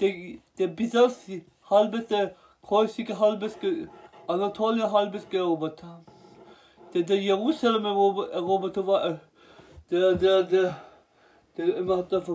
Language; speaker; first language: German; non-native, learner; Turkish